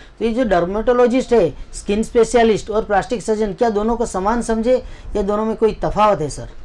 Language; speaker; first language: Hindi; non-native, local second language; Gujarati